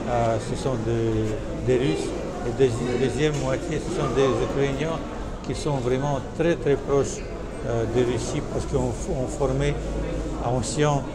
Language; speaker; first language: French; non-native, fluent; Russian